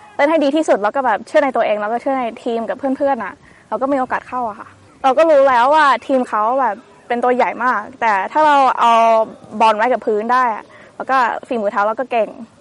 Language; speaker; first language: Thai; early bilingual, heritage; Thai